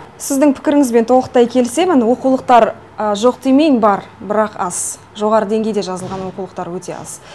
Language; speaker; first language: Kazakh; non-native, local second language; Russian